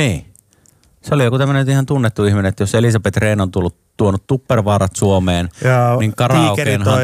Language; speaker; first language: Finnish; native; Finnish